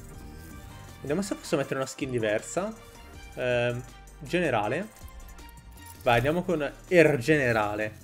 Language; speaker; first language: Italian; native; Italian